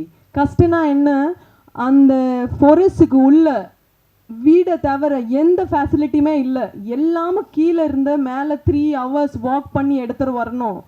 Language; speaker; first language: Tamil; non-native, fluent; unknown